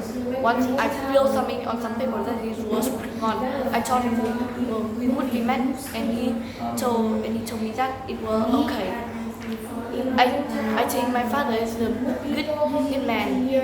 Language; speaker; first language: English; non-native, learner; Vietnamese